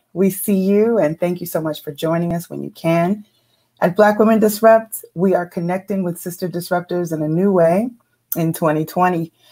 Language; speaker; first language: English; native; English